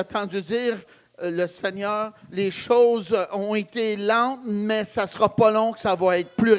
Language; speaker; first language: French; native; French